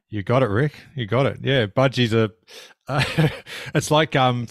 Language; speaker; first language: English; native; English